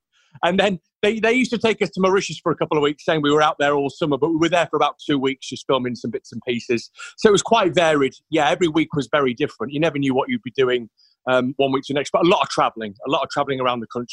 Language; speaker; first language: English; native; English